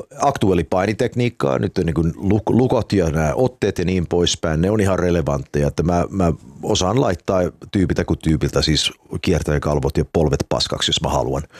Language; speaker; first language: Finnish; non-native, fluent; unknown